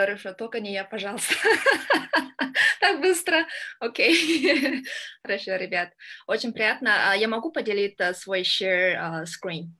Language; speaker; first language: Russian; non-native, learner; Kyrgyz